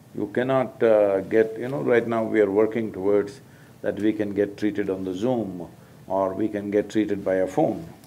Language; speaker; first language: English; non-native, local second language; Kannada